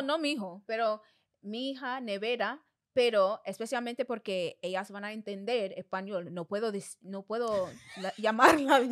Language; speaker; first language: Spanish; non-native, learner; English